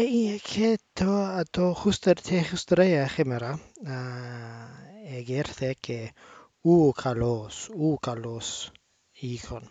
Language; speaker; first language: Greek; non-native, learner; English